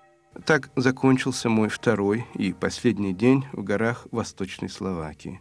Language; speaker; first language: Russian; native; Russian